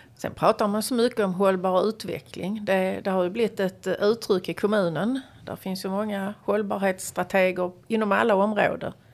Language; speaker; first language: Swedish; native; Swedish